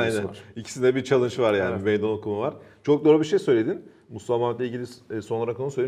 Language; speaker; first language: Turkish; native; Turkish